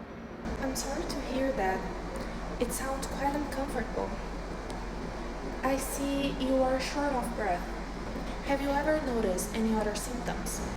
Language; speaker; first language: English; non-native, fluent; Portuguese